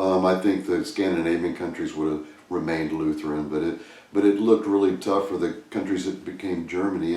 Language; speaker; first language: English; native; English